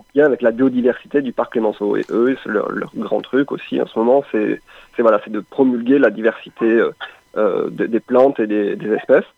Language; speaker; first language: French; native; French